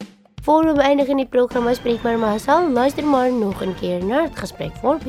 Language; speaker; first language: Dutch; non-native, fluent; Indonesian